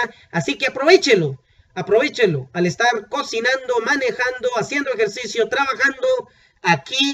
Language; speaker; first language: Spanish; native; Spanish